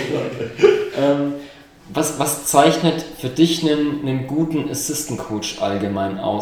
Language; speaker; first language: German; native; German